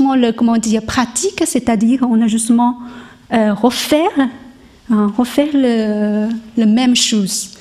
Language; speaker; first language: French; non-native, learner; Chinese